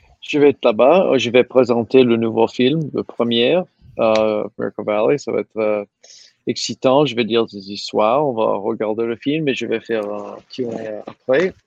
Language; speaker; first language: French; non-native, learner; English